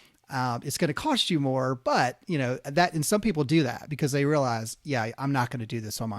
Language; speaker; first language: English; native; English